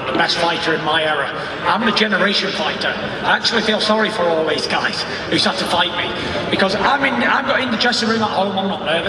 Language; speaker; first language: English; native; English